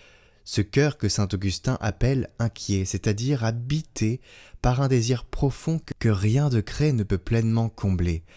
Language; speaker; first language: French; native; French